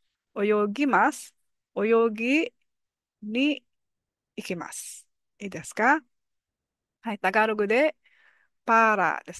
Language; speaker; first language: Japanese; non-native, fluent; Filipino